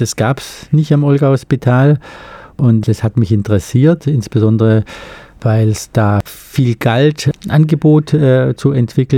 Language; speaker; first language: German; native; German